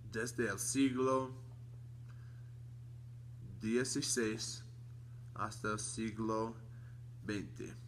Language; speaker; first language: Spanish; non-native, learner; English